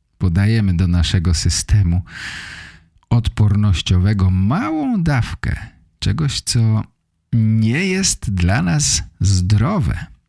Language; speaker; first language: Polish; native; Polish